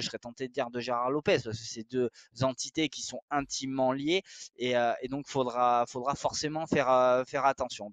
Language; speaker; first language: French; native; French